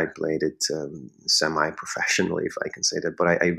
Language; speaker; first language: English; non-native, fluent; Hungarian